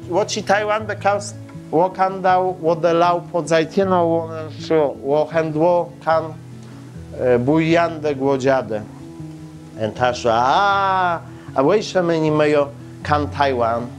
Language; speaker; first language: Chinese; non-native, learner; Polish